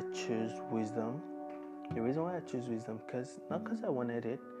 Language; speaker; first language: English; non-native, local second language; Igbo